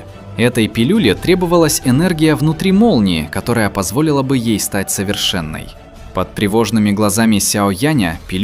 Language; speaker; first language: Russian; native; Russian